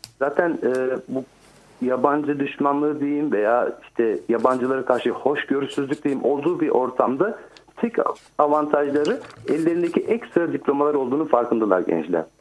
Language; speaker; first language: Turkish; native; Turkish